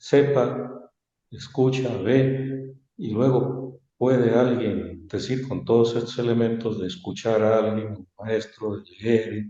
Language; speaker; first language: Spanish; native; Spanish